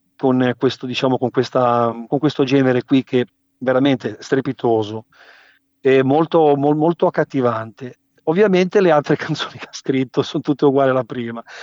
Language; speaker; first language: Italian; native; Italian